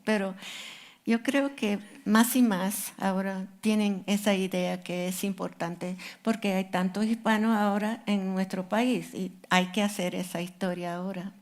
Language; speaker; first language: Spanish; non-native, fluent; English